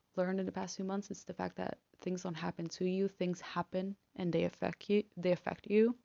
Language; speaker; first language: English; non-native, fluent; Spanish